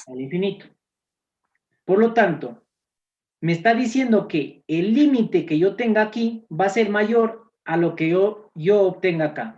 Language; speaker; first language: Spanish; native; Spanish